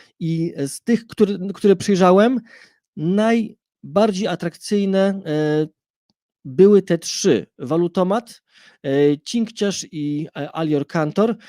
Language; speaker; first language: Polish; native; Polish